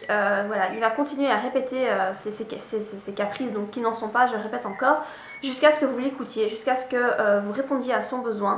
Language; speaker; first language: French; native; French